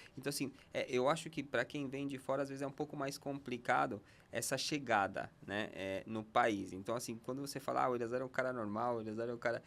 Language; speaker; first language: Portuguese; non-native, fluent; Spanish